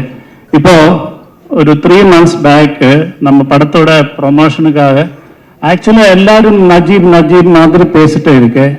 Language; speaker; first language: Tamil; non-native, learner; Malayalam